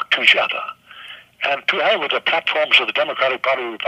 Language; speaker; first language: English; non-native, fluent; German